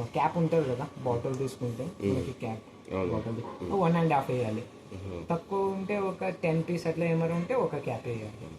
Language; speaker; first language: Telugu; non-native, local second language; Kannada